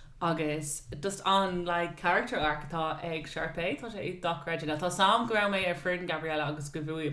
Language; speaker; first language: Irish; non-native, local second language; English